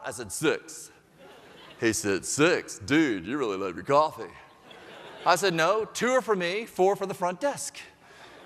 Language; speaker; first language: English; native; English